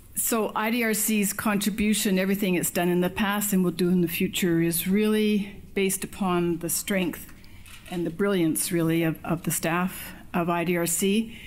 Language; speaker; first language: English; native; English